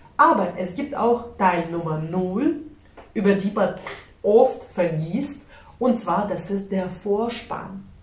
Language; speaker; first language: German; non-native, fluent; Russian